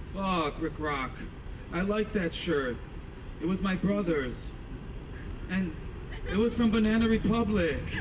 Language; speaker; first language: English; native; English